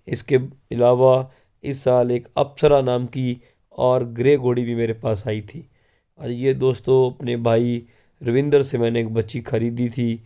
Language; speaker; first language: Hindi; non-native, local second language; Punjabi